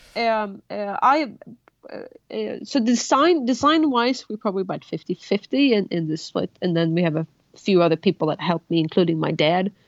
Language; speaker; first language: English; non-native, fluent; Swedish